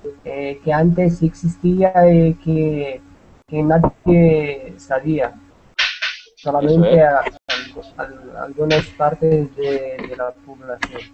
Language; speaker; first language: Spanish; non-native, learner; Arabic